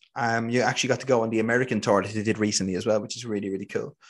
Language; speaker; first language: English; native; English